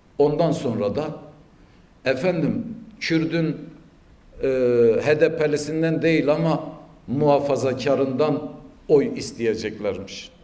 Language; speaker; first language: Turkish; native; Turkish